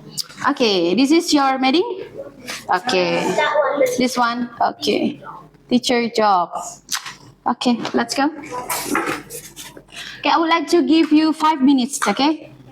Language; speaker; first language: English; non-native, learner; Indonesian